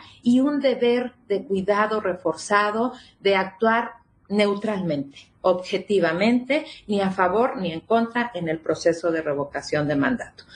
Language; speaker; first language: Spanish; native; Spanish